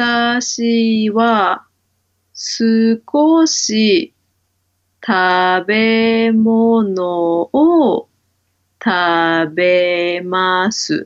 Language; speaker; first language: Japanese; non-native, learner; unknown